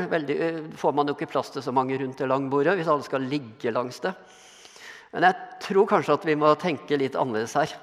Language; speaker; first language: Norwegian; native; Norwegian